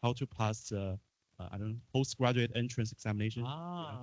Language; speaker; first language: English; non-native, learner; Chinese